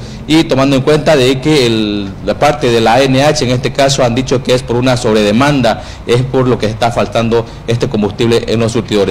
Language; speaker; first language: Spanish; native; Spanish